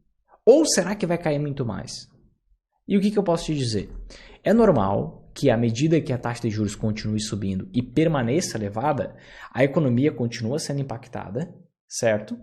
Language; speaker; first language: Portuguese; native; Portuguese